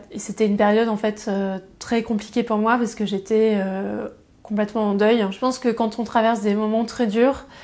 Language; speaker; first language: French; native; French